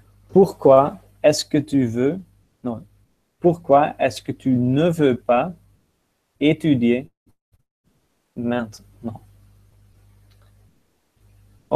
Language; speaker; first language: French; non-native, fluent; Dutch